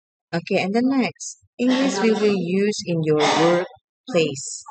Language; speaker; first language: English; non-native, fluent; Indonesian